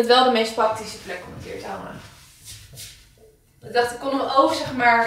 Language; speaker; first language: Dutch; native; Dutch